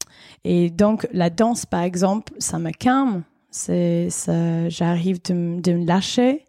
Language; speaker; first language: French; non-native, fluent; English